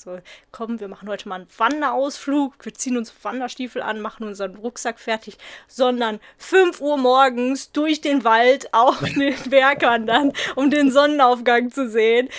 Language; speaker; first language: German; native; German